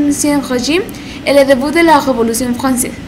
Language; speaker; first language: French; non-native, learner; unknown